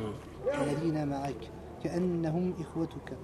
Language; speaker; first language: Arabic; non-native, learner; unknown